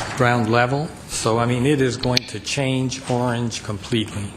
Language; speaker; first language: English; native; English